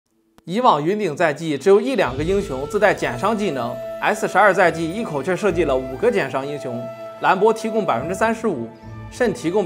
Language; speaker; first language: Chinese; native; Chinese